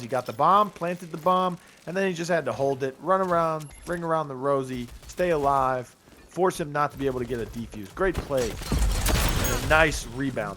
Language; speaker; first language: English; native; English